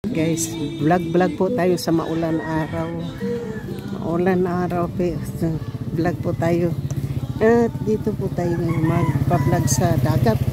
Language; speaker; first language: Filipino; non-native, local second language; Cebuano